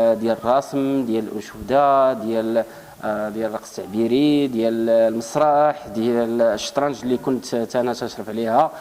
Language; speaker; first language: Arabic; native; Arabic